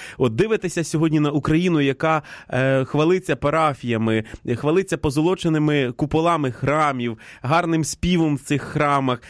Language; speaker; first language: Ukrainian; native; Ukrainian